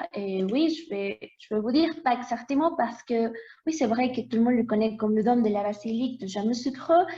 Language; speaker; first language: French; non-native, learner; Portuguese